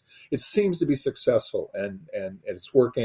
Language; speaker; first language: English; native; English